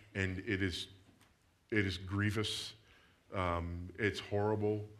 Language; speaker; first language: English; native; English